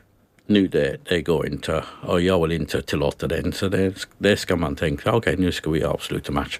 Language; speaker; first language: Swedish; non-native, learner; English